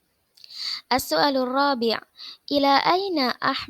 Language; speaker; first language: Arabic; non-native, fluent; Indonesian